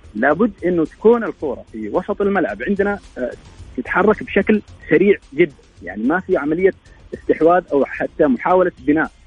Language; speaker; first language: Arabic; native; Arabic